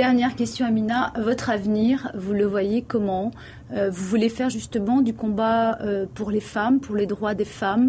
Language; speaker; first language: French; native; French